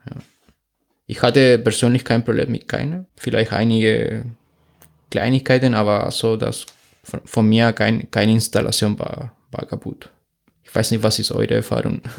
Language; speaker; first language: German; non-native, fluent; Spanish